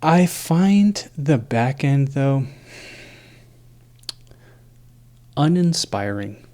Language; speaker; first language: English; native; English